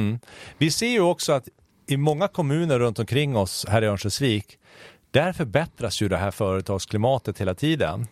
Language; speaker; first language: Swedish; native; Swedish